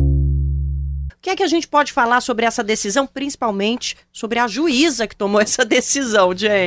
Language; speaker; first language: Portuguese; native; Portuguese